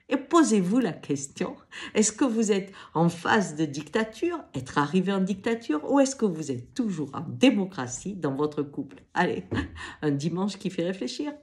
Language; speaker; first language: French; native; French